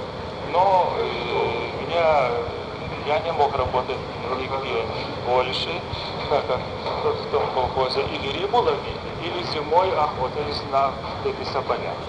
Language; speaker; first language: Russian; non-native, fluent; Lithuanian